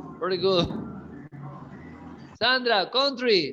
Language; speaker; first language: English; non-native, learner; Spanish